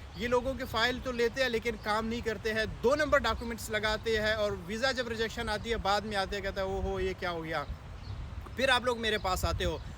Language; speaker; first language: Hindi; non-native, local second language; Punjabi